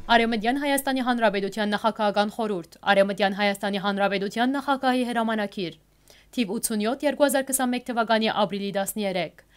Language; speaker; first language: Armenian; early bilingual, heritage; Armenian